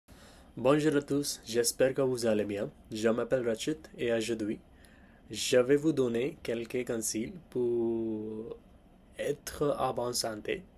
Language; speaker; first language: French; non-native, learner; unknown